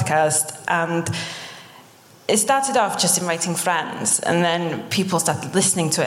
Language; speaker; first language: English; non-native, local second language; Welsh